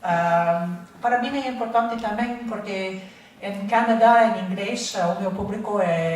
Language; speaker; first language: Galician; non-native, fluent; English